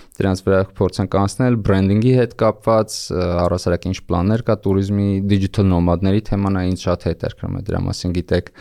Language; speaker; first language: Armenian; native; Armenian